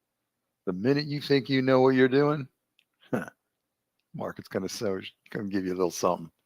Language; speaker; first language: English; native; English